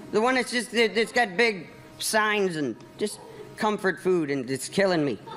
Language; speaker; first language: English; native; English